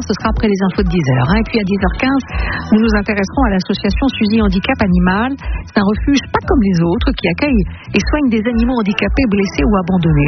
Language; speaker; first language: French; native; French